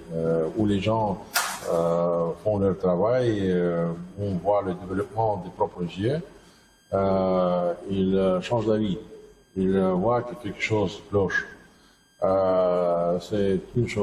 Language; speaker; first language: French; non-native, fluent; Russian